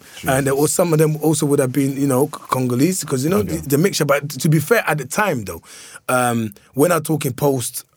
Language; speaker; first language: English; early bilingual, other home language; Lingala